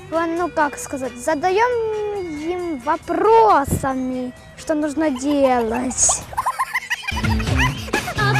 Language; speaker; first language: Russian; non-native, local second language; Ukrainian